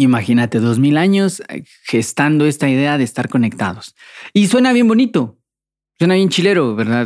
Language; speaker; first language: Spanish; native; Spanish